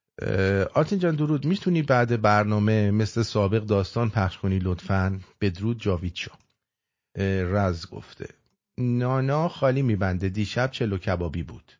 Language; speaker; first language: Persian; native; Persian